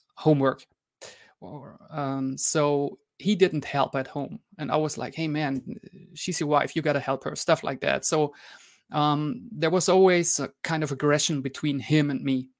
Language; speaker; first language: English; non-native, fluent; German